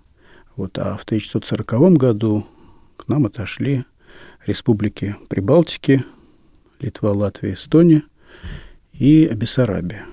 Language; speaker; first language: Russian; native; Russian